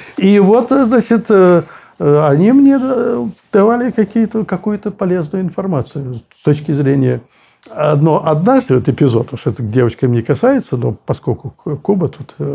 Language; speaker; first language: Russian; native; Russian